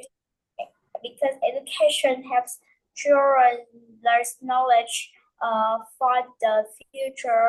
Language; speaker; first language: English; non-native, learner; Vietnamese